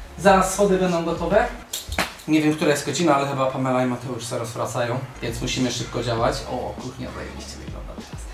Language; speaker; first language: Polish; early bilingual, heritage; Polish